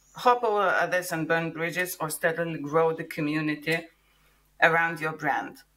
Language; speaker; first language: English; non-native, fluent; Lithuanian